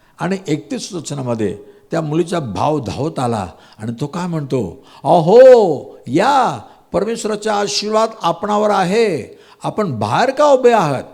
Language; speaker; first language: Marathi; non-native, local second language; Tamil